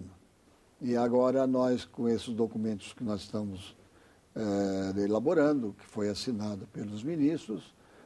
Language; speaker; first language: Portuguese; native; Portuguese